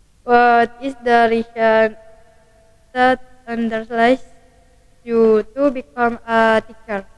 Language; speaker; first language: English; non-native, learner; Indonesian